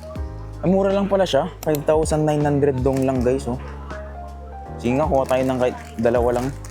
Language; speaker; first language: Filipino; native; Filipino